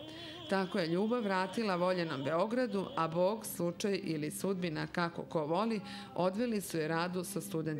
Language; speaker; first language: Serbian; native; Serbian